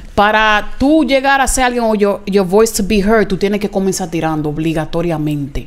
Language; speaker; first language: Spanish; early bilingual, heritage; Spanish